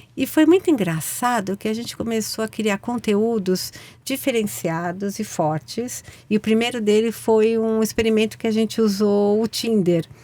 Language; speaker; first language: Portuguese; native; Portuguese